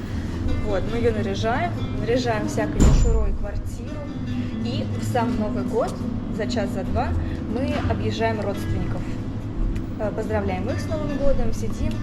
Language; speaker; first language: Russian; native; Russian